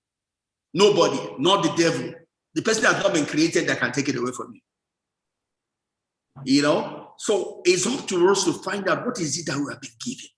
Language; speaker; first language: English; non-native, local second language; Yoruba